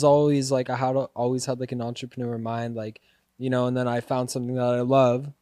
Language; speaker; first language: English; native; English